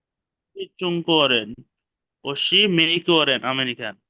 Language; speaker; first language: Chinese; non-native, learner; Bangla